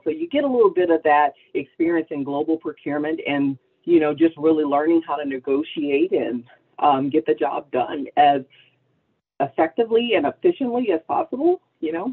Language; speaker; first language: English; native; English